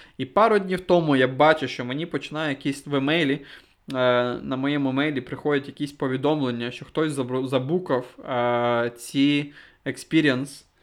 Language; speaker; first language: Ukrainian; non-native, local second language; Russian